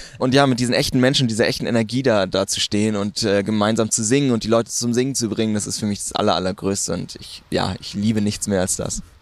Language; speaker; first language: German; native; German